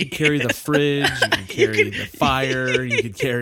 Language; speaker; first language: English; native; English